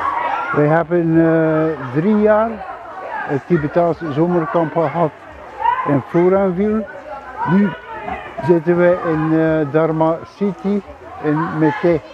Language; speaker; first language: Dutch; non-native, fluent; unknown